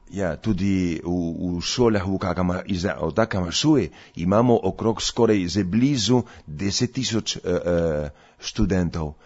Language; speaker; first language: Slovenian; early bilingual, heritage; Slovenian